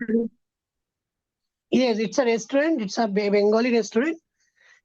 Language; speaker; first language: English; non-native, fluent; Bangla